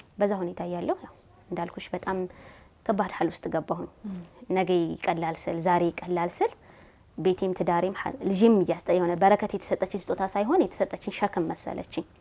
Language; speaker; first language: Amharic; native; Amharic